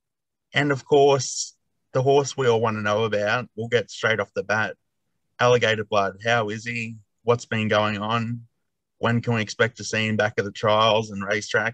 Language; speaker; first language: English; native; English